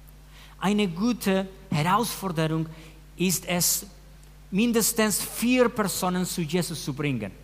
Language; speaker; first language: German; non-native, fluent; Spanish